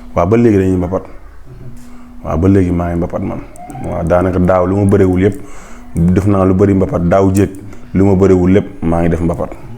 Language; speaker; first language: Wolof; native; Wolof